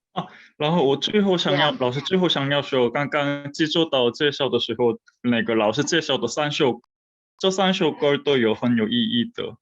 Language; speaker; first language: Chinese; non-native, fluent; Korean